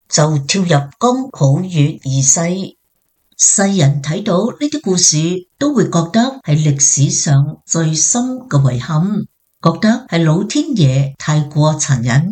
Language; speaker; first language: Chinese; native; Chinese